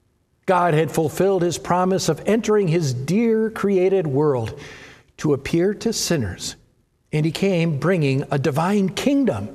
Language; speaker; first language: English; native; English